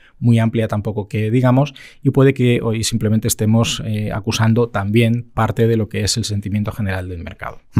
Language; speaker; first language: Spanish; native; Spanish